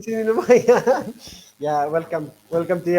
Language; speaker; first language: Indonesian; non-native, fluent; Arabic